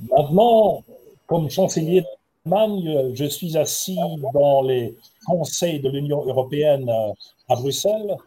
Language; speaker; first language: French; non-native, fluent; German